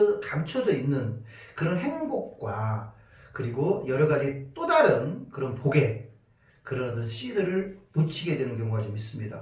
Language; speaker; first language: Korean; native; Korean